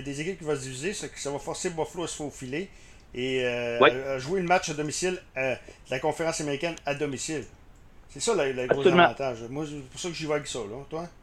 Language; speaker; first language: French; native; French